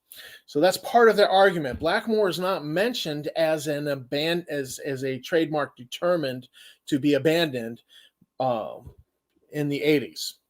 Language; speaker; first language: English; native; English